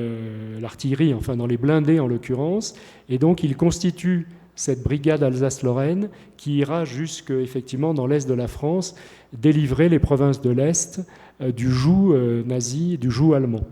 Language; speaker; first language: French; native; French